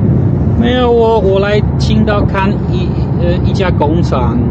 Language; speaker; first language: Chinese; non-native, fluent; Polish